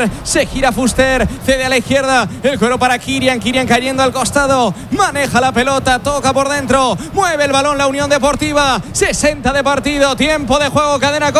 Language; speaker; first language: Spanish; native; Spanish